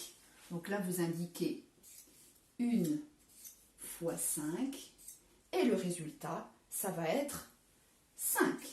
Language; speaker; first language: French; native; French